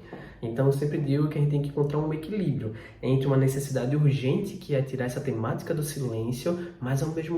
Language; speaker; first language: Portuguese; native; Portuguese